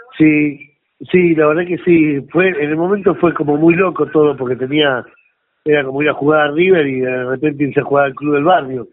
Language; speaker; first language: Spanish; native; Spanish